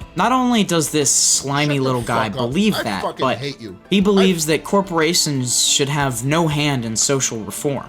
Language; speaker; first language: English; native; English